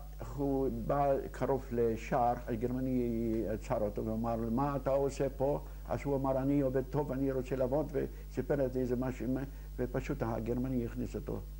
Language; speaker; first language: Hebrew; non-native, fluent; Yiddish